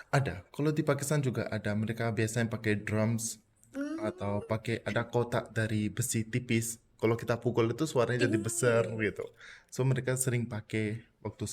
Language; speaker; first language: Indonesian; non-native, fluent; Punjabi